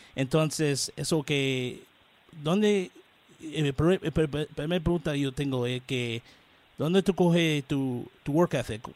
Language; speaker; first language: Spanish; early bilingual, heritage; Spanish